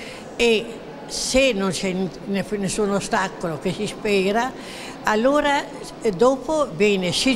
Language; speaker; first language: Italian; native; Italian